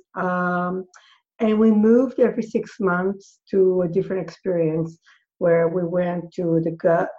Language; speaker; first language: English; non-native, fluent; Hebrew